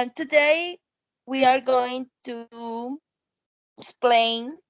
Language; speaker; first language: English; non-native, learner; Spanish